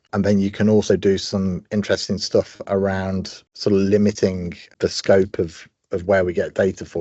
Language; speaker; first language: English; native; English